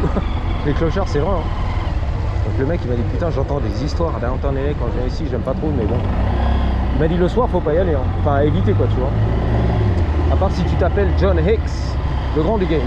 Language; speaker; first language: French; native; French